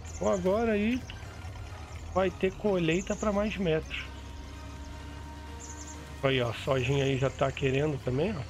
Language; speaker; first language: Portuguese; native; Portuguese